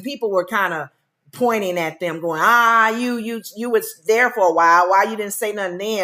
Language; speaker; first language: English; native; English